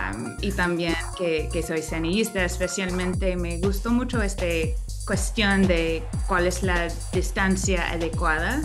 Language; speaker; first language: Spanish; non-native, fluent; English